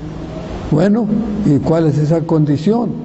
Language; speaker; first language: Spanish; native; Spanish